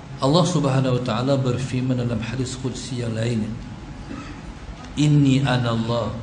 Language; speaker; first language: Malay; native; Malay